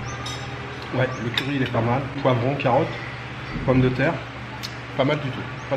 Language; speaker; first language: French; native; French